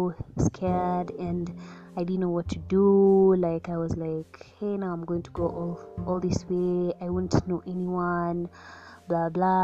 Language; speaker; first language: English; non-native, local second language; Swahili